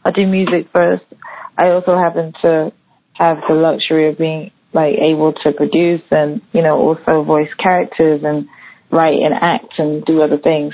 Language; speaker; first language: English; native; English